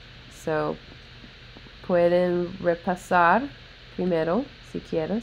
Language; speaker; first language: Spanish; non-native, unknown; English